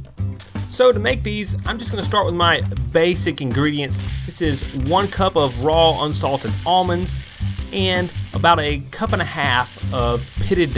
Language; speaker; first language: English; native; English